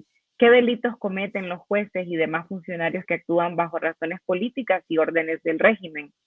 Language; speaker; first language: Spanish; native; Spanish